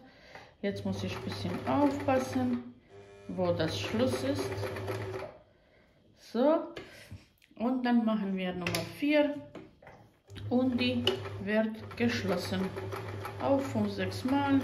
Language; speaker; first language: German; non-native, learner; Croatian